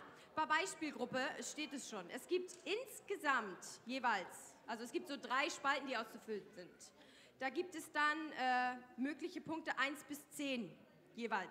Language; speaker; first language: German; native; German